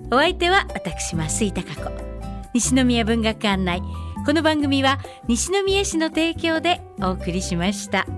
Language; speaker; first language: Japanese; native; Japanese